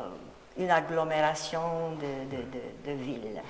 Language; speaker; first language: French; non-native, fluent; Romanian